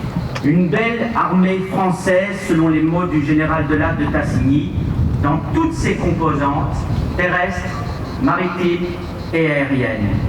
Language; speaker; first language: French; native; French